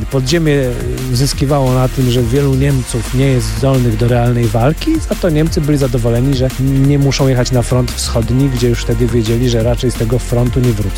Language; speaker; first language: Polish; native; Polish